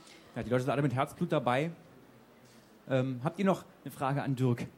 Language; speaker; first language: German; native; German